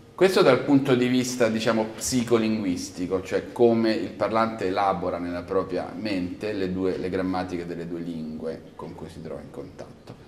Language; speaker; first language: Italian; native; Italian